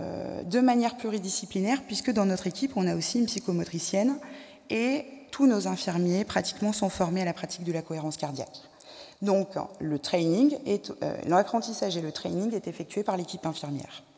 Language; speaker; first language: French; native; French